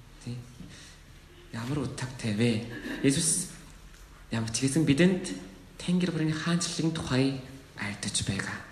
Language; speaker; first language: Mongolian; non-native, learner; Korean